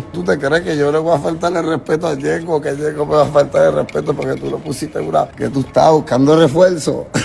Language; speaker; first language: Spanish; native; Spanish